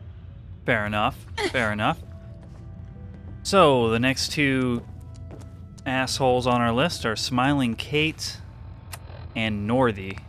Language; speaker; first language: English; native; English